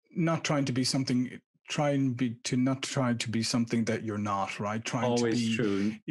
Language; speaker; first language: English; native; English